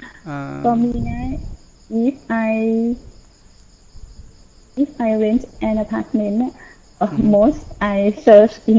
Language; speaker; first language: English; non-native, learner; Thai